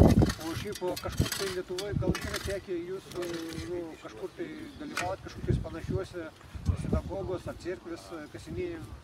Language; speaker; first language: Lithuanian; native; Lithuanian